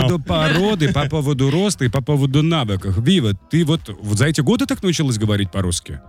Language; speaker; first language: Russian; native; Russian